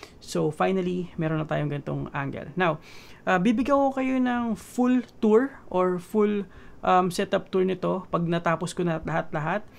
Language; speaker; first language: Filipino; native; Filipino